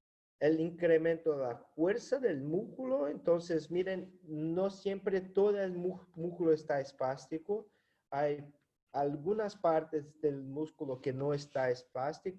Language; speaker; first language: Spanish; non-native, fluent; Portuguese